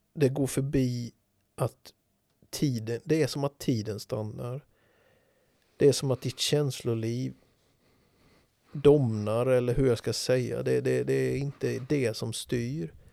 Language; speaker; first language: Swedish; native; Swedish